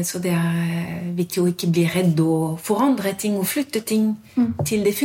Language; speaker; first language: Norwegian; non-native, fluent; French